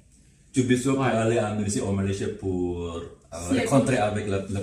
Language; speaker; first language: French; non-native, learner; Indonesian